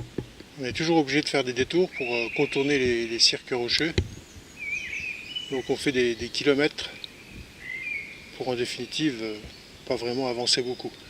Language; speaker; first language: French; native; French